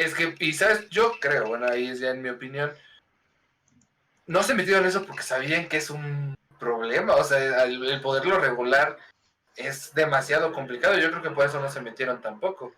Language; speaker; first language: Spanish; native; Spanish